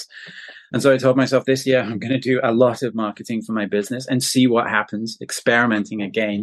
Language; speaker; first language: English; native; English